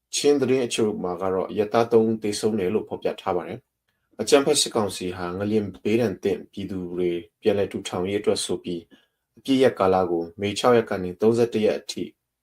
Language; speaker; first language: Burmese; non-native, local second language; Hakha Chin